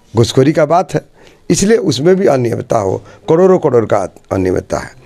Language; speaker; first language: Hindi; non-native, local second language; Bhojpuri